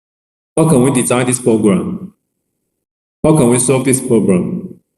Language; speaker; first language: English; non-native, learner; Chinese